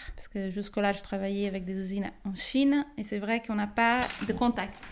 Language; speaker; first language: French; non-native, fluent; Portuguese